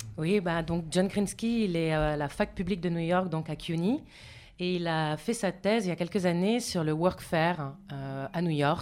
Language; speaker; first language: French; native; French